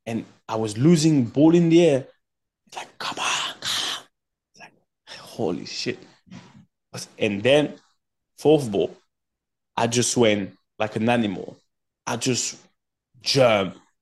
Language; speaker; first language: English; non-native, fluent; French